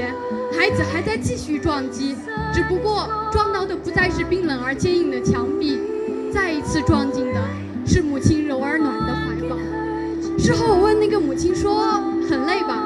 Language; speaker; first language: Chinese; native; Chinese